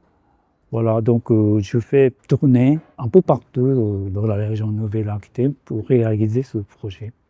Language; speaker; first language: French; non-native, fluent; Japanese